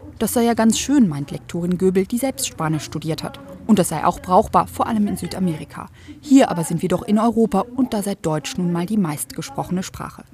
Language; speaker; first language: German; native; German